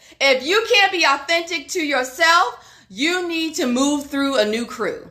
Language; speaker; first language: English; native; English